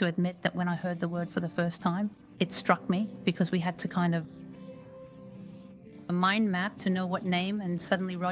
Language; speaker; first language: English; non-native, fluent; Spanish